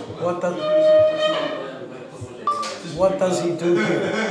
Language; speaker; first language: English; non-native, learner; Russian